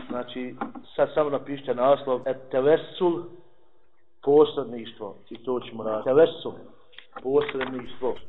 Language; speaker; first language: Bosnian; native; Bosnian